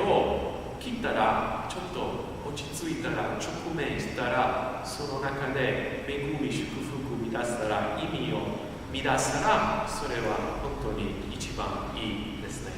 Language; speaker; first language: Japanese; non-native, fluent; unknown